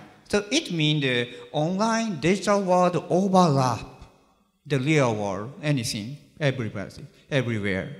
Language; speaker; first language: English; non-native, learner; Japanese